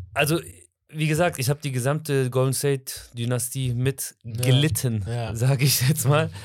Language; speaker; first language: German; native; German